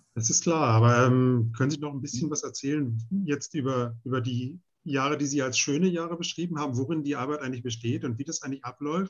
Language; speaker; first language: German; native; German